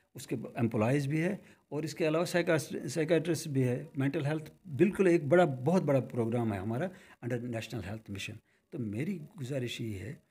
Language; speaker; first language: Hindi; non-native, local second language; Kashmiri